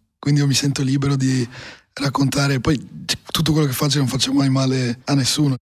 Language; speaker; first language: Italian; native; Italian